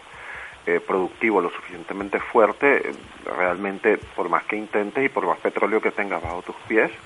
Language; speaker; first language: Spanish; native; Spanish